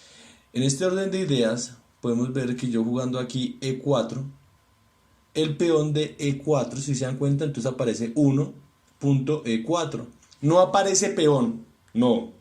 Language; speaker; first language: Spanish; native; Spanish